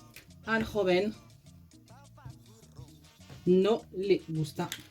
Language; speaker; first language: Spanish; non-native, fluent; French